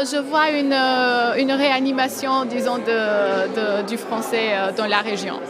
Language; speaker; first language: French; non-native, fluent; Albanian